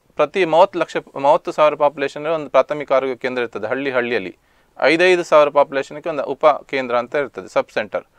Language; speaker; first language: Kannada; native; Kannada